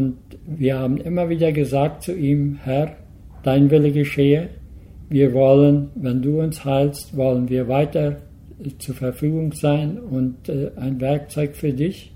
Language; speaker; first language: German; early bilingual, heritage; Low German